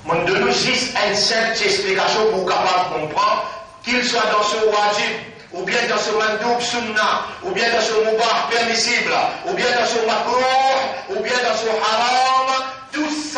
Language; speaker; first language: French; non-native, local second language; Morisyen